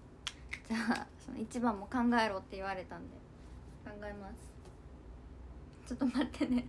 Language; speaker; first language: Japanese; native; Japanese